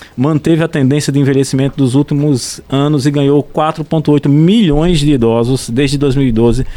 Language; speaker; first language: Portuguese; native; Portuguese